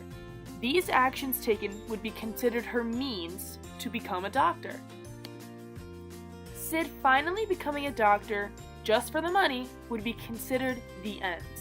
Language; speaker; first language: English; native; English